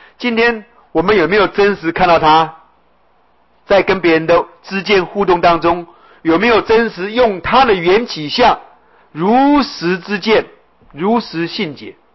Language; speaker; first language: Chinese; native; Chinese